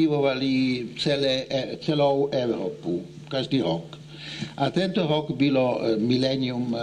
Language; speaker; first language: Czech; non-native, learner; Italian